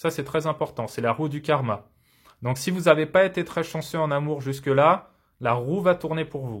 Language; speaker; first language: French; native; French